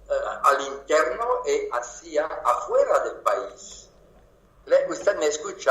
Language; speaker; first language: Spanish; non-native, fluent; French